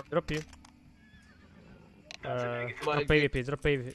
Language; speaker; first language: English; non-native, learner; Hungarian